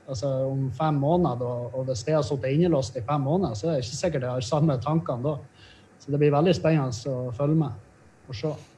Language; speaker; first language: Norwegian; native; Norwegian